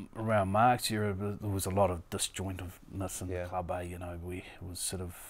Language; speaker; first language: English; native; English